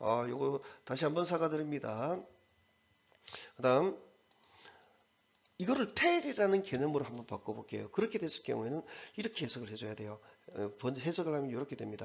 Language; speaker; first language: Korean; native; Korean